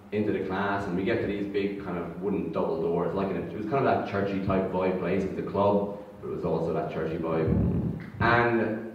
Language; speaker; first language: English; native; English